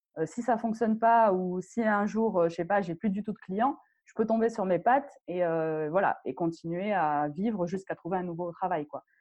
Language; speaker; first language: French; non-native, local second language; Arabic